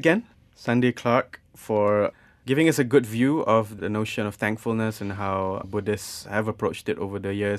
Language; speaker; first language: English; non-native, local second language; Malay